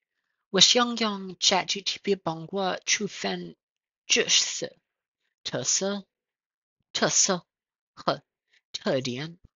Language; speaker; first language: Chinese; non-native, learner; English